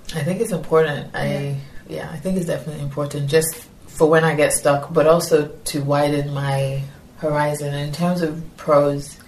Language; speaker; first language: English; non-native, local second language; Yoruba